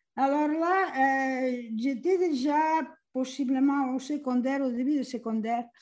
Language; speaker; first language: French; non-native, fluent; Spanish